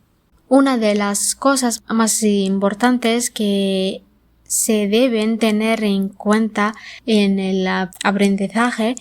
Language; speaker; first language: Spanish; non-native, learner; Arabic